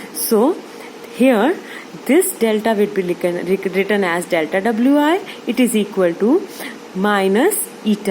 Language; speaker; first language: English; non-native, local second language; Hindi